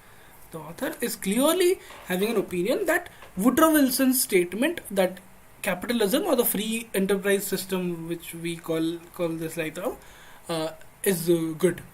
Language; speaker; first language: English; non-native, local second language; Hindi